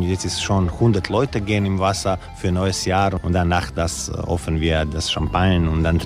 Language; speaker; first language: German; non-native, learner; Croatian